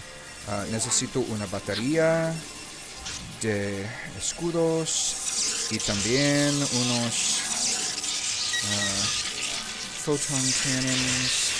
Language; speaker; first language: Spanish; non-native, learner; English